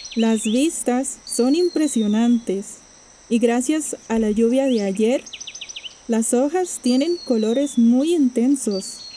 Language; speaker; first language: Spanish; native; Spanish